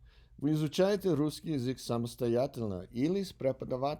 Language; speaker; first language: Russian; non-native, learner; English